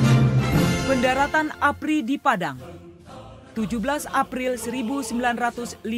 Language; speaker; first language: Indonesian; native; Indonesian